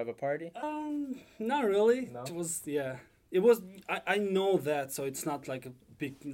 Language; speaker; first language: English; non-native, fluent; Albanian